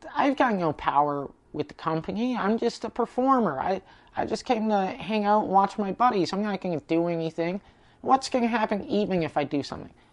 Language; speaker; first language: English; native; English